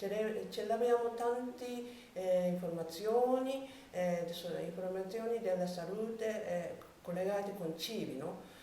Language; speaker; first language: Italian; non-native, learner; Japanese